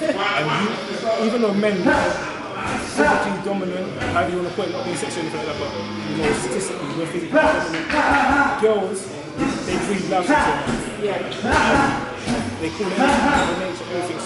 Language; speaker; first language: English; native; English